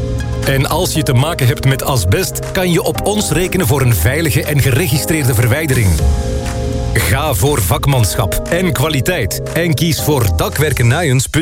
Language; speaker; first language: Dutch; native; Dutch